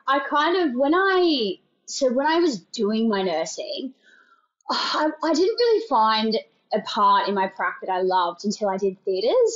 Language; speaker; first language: English; native; English